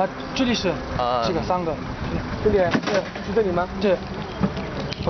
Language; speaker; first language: Chinese; non-native, learner; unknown